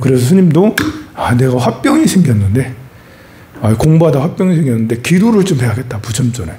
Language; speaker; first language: Korean; native; Korean